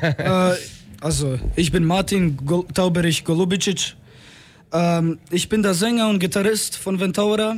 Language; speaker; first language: German; native; German